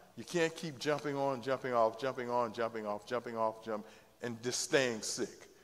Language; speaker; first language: English; native; English